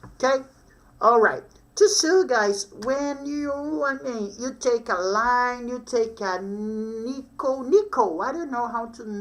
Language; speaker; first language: English; non-native, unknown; Portuguese